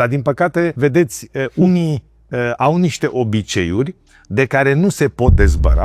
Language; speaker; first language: Romanian; native; Romanian